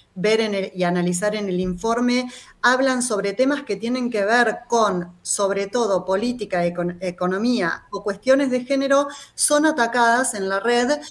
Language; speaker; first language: Spanish; native; Spanish